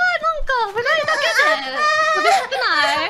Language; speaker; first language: Japanese; non-native, learner; English